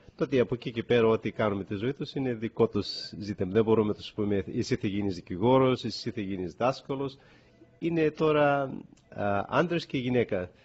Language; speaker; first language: Greek; early bilingual, other home language; English